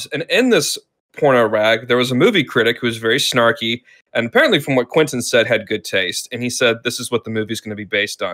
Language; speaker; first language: English; native; English